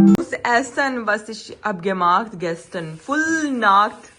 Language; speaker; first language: German; non-native, learner; Urdu